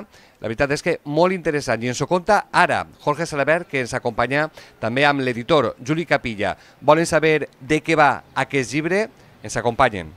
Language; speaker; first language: Catalan; native; Catalan